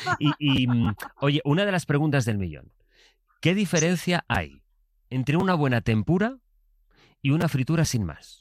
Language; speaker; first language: Spanish; native; Spanish